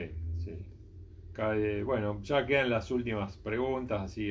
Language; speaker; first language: Spanish; native; Spanish